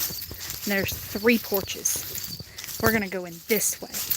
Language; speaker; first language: English; native; English